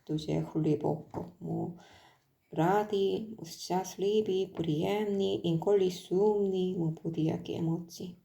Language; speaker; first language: Ukrainian; non-native, learner; Korean